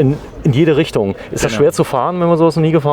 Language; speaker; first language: German; native; German